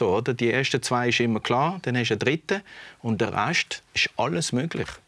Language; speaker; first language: German; native; German